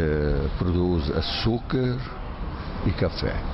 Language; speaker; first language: Portuguese; non-native, fluent; Arabic